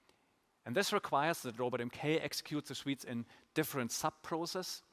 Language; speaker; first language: English; non-native, fluent; German